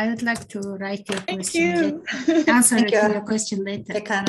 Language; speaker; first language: English; non-native, learner; Mongolian